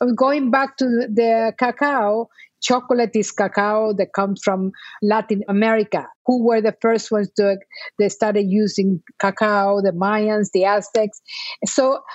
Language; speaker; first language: English; non-native, fluent; Spanish